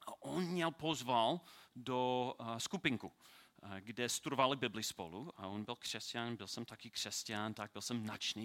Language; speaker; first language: Czech; non-native, learner; English